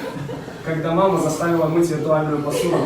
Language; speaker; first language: Russian; native; Russian